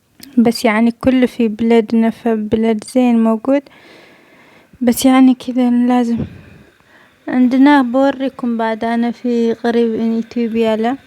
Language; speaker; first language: Arabic; non-native, learner; Amharic